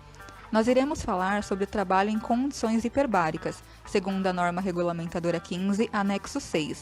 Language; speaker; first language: Portuguese; native; Portuguese